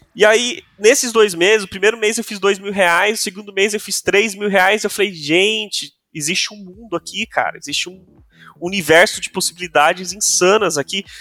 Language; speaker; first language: Portuguese; non-native, local second language; English